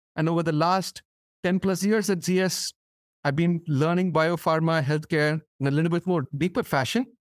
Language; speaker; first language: English; non-native, local second language; Tamil